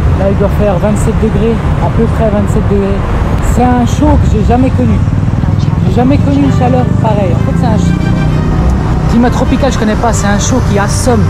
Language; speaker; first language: French; native; French